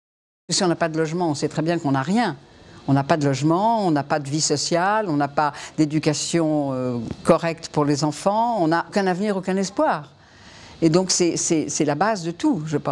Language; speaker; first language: French; native; French